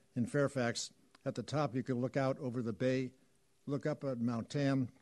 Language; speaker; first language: English; native; English